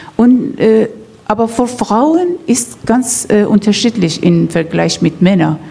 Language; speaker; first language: German; non-native, learner; Persian